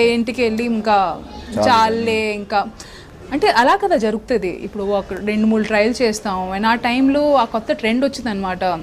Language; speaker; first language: Telugu; non-native, local second language; Hindi